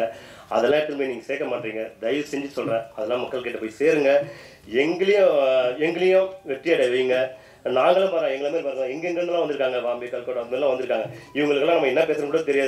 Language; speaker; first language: Tamil; native; Tamil